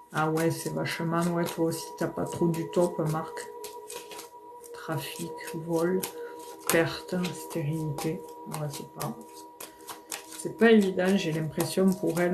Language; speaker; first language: French; native; French